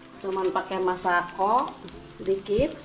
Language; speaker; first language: Indonesian; native; Indonesian